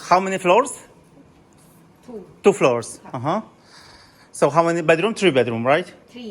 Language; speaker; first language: English; non-native, learner; Polish